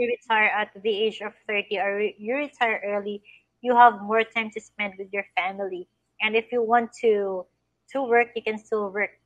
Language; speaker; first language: English; non-native, fluent; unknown